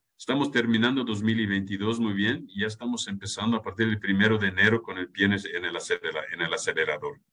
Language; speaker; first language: Spanish; non-native, fluent; German